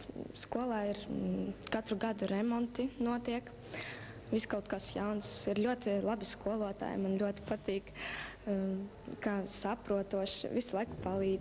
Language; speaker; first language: Latvian; non-native, local second language; Russian